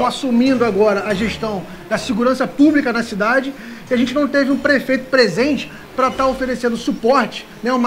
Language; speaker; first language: Portuguese; native; Portuguese